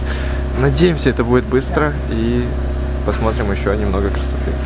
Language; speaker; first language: Russian; native; Russian